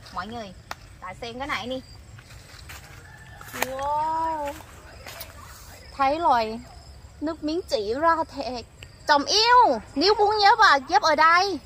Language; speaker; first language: Vietnamese; non-native, learner; Thai